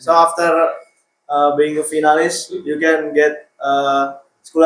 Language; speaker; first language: English; non-native, learner; Indonesian